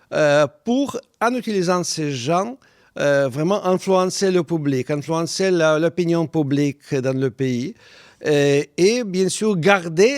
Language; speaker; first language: French; non-native, fluent; Russian